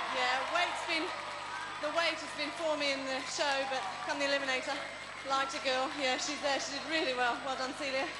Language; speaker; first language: English; native; English